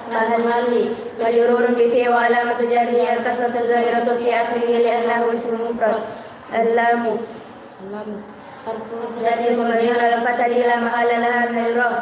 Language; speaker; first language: Arabic; non-native, learner; Indonesian